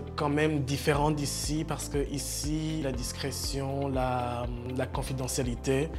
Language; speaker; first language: French; non-native, local second language; Rundi